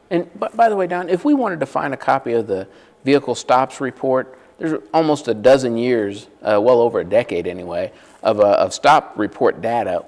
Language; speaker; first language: English; native; English